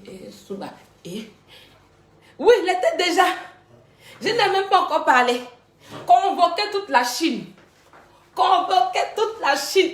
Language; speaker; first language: French; native; French